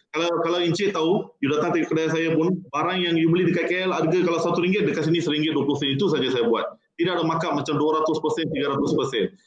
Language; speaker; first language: Malay; non-native, local second language; Tamil